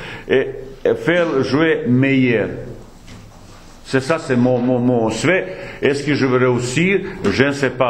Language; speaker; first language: French; non-native, fluent; Bosnian